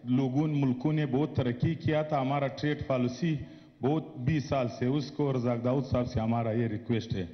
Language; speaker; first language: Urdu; non-native, local second language; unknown